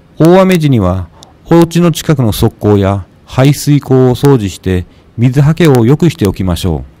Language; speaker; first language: Japanese; native; Japanese